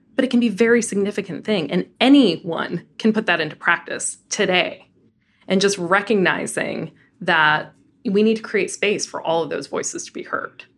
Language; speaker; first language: English; native; English